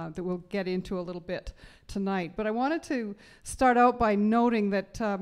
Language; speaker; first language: English; native; English